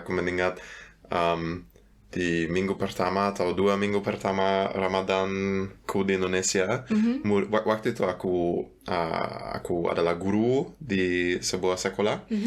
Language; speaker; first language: Indonesian; non-native, fluent; German